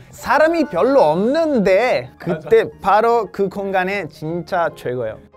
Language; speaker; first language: Korean; non-native, fluent; Italian